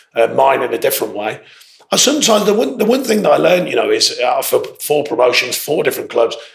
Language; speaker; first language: English; native; English